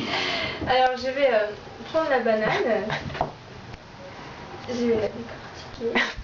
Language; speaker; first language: French; native; French